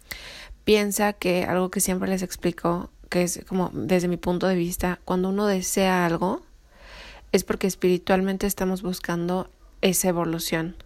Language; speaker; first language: Spanish; native; Spanish